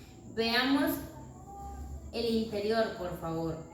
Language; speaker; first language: Spanish; native; Spanish